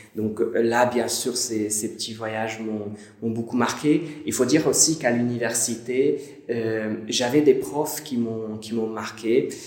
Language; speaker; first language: French; non-native, fluent; Hungarian